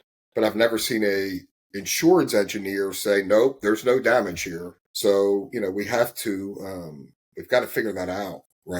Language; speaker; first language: English; native; English